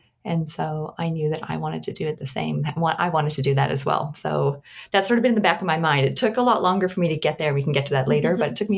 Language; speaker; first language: English; native; English